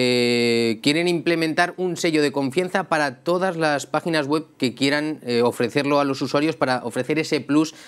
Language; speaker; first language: Spanish; native; Spanish